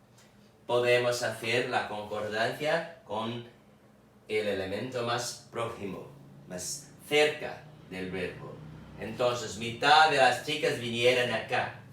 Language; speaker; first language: Spanish; non-native, fluent; Portuguese